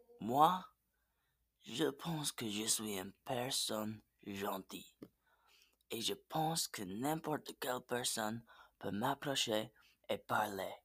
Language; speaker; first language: French; non-native, learner; English